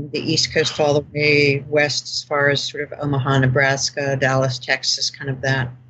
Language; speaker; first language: English; native; English